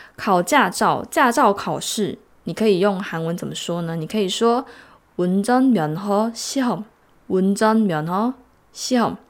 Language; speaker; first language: Chinese; native; Chinese